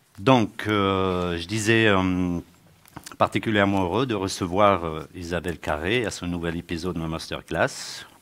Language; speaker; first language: French; native; French